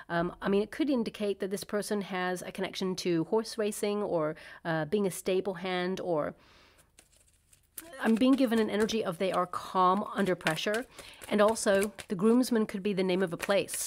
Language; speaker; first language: English; native; English